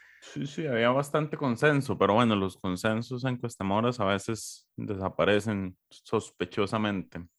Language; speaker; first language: Spanish; native; Spanish